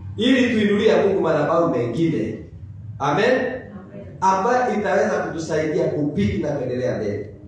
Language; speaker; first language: Swahili; non-native, local second language; Kikuyu